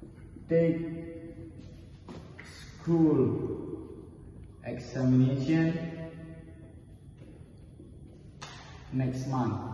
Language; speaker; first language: English; non-native, learner; Indonesian